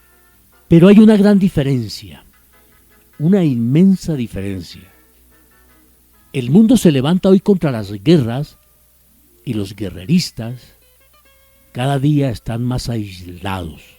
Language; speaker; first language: Spanish; native; Spanish